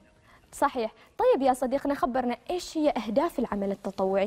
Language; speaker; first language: Arabic; native; Arabic